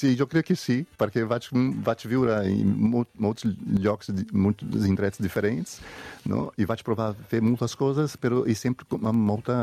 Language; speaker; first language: Catalan; non-native, fluent; Portuguese